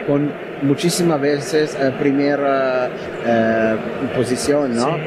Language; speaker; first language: Spanish; non-native, learner; Italian